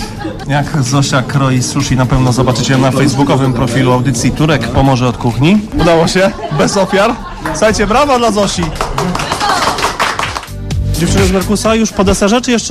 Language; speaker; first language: Polish; native; Polish